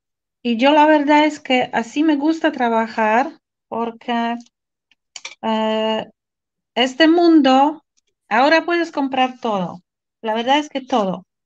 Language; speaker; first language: Spanish; non-native, fluent; Polish